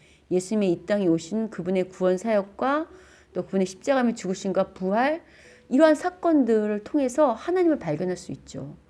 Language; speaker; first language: Korean; native; Korean